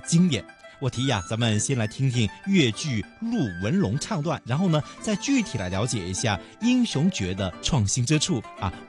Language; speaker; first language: Chinese; non-native, local second language; Min Nan Chinese